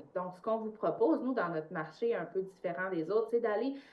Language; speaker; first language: French; native; French